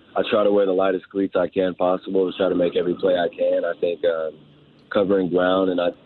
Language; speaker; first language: English; native; English